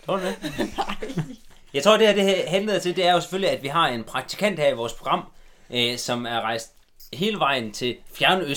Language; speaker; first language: Danish; native; Danish